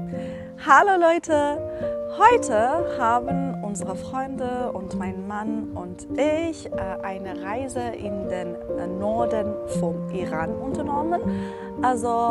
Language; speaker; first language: German; non-native, fluent; Persian